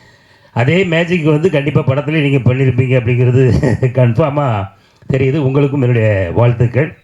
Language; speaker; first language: Tamil; native; Tamil